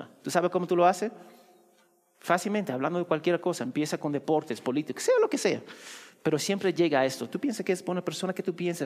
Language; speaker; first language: Spanish; early bilingual, heritage; Spanish